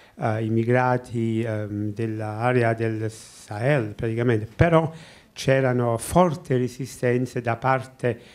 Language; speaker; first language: Italian; native; Italian